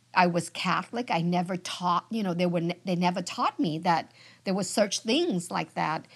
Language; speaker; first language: English; early bilingual, other home language; Vietnamese